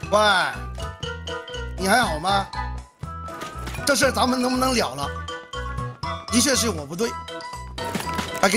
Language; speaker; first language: Chinese; native; Chinese